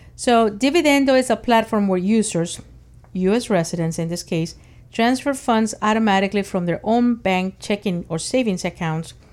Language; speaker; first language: English; early bilingual, other home language; Spanish